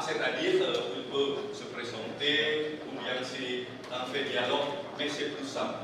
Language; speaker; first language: French; non-native, learner; Indonesian